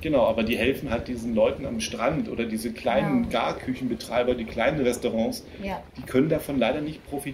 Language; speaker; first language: German; native; German